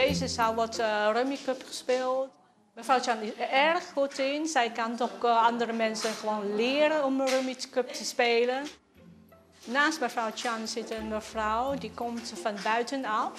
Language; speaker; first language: Dutch; non-native, fluent; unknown